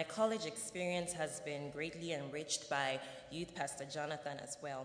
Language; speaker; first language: English; non-native, local second language; Akan